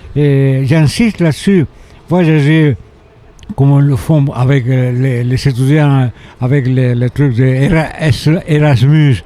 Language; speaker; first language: French; non-native, fluent; Spanish